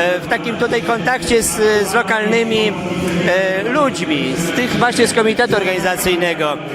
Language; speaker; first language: Polish; native; Polish